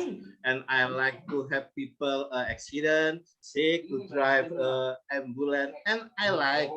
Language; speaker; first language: English; non-native, learner; Indonesian